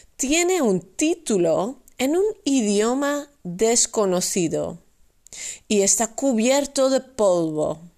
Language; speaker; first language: Spanish; non-native, fluent; Dutch